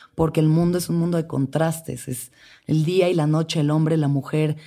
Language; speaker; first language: Spanish; native; Spanish